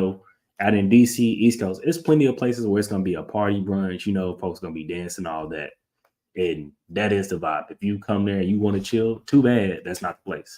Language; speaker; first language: English; native; English